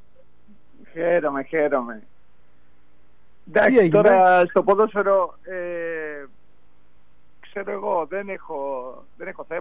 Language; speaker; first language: Greek; non-native, fluent; Spanish